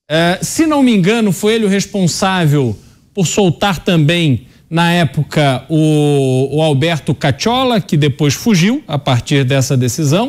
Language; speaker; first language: Portuguese; native; Portuguese